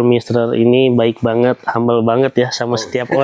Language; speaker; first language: Indonesian; native; Indonesian